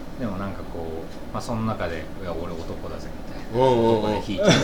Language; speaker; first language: Japanese; native; Japanese